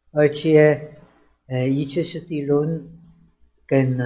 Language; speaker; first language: Chinese; non-native, fluent; Czech